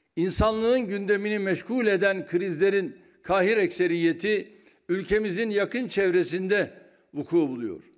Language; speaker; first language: Turkish; native; Turkish